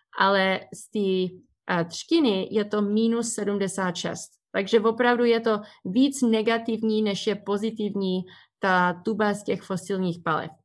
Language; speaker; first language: Czech; early bilingual, heritage; Czech